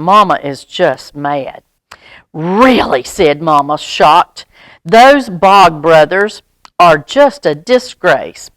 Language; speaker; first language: English; native; English